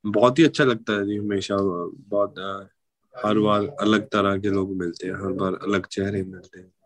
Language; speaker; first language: Hindi; non-native, local second language; Punjabi